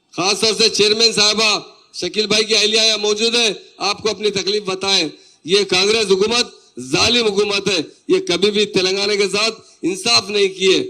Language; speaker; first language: Hindi; non-native, local second language; Urdu